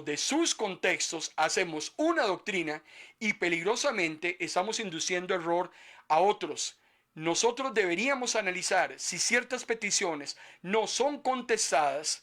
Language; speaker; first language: Spanish; native; Spanish